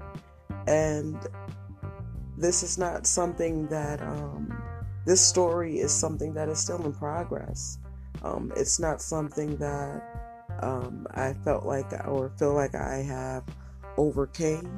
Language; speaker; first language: English; native; English